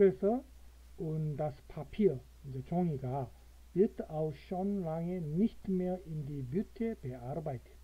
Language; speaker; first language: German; non-native, learner; Korean